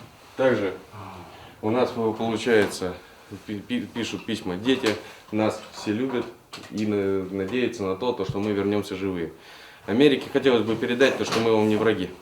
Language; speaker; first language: Russian; native; Russian